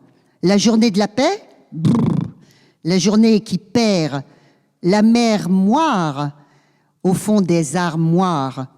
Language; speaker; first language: French; native; French